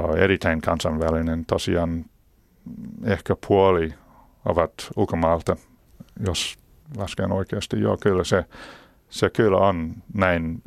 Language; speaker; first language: Finnish; non-native, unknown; English